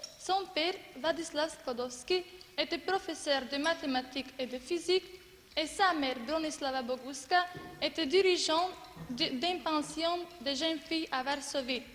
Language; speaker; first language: French; non-native, learner; Macedonian